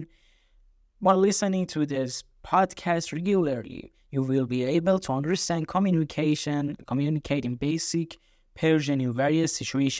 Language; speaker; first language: English; non-native, fluent; Persian